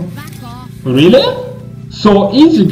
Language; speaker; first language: English; non-native, learner; Russian